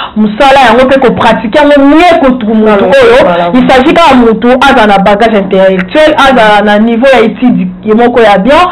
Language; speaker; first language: Lingala; native; Lingala